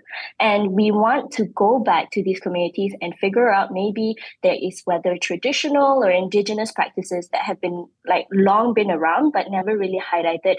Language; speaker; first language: English; non-native, local second language; Malay